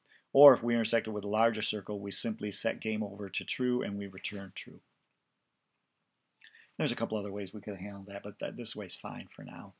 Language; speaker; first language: English; native; English